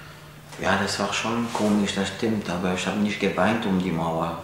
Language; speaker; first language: German; non-native, fluent; French